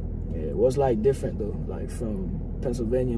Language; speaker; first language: English; native; English